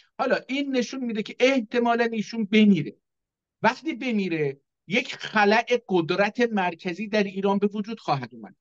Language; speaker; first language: Persian; non-native, local second language; Azerbaijani